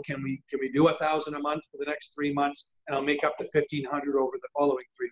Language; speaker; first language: English; native; English